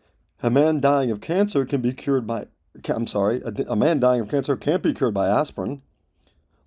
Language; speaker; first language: English; native; English